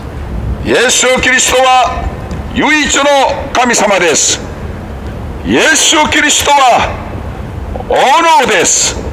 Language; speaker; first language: Japanese; non-native, learner; Korean